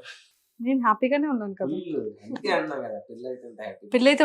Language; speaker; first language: Telugu; native; Telugu